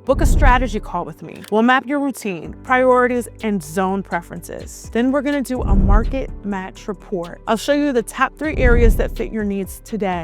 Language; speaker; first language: English; native; English